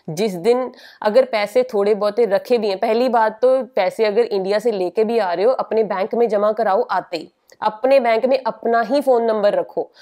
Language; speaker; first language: Hindi; native; Hindi